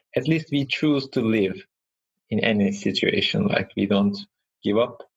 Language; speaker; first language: English; non-native, fluent; Turkish